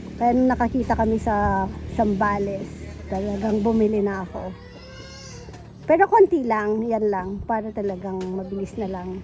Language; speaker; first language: Filipino; non-native, local second language; Pampanga